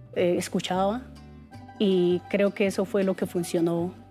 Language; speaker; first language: Spanish; native; Spanish